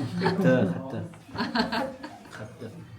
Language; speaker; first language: Korean; non-native, learner; German